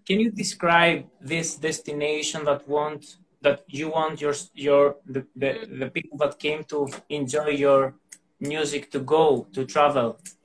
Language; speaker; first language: English; non-native, fluent; Greek